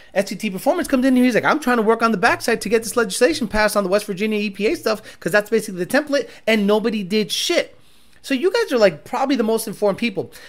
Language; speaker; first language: English; native; English